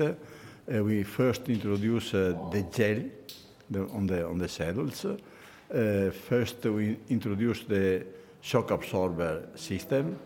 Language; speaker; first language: English; non-native, fluent; Italian